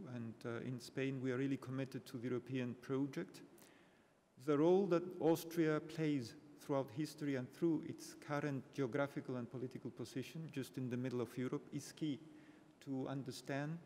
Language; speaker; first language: English; non-native, fluent; Spanish